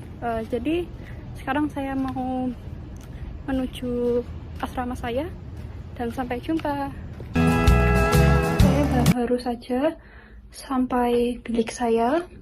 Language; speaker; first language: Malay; non-native, learner; Indonesian